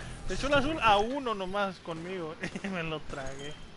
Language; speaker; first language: Spanish; early bilingual, heritage; Spanish